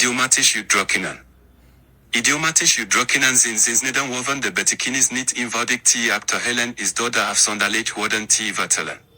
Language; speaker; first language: Dutch; non-native, learner; English